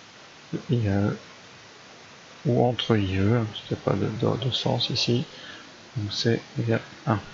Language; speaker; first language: French; native; French